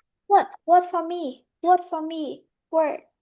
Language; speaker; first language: English; non-native, learner; Vietnamese